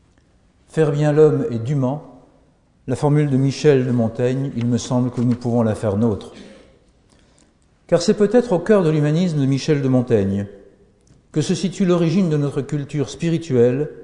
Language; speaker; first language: French; native; French